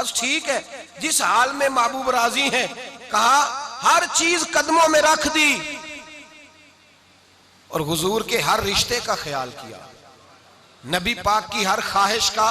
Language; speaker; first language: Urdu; non-native, local second language; Punjabi